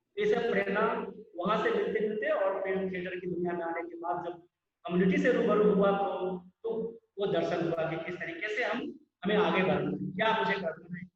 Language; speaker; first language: Hindi; native; Hindi